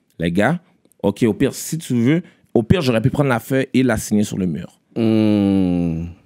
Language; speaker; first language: French; early bilingual, other home language; Haitian Creole